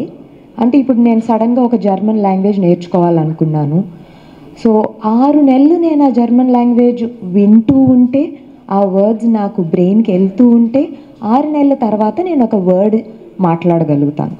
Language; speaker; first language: Telugu; native; Telugu